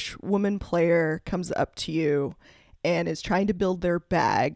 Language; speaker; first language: English; native; English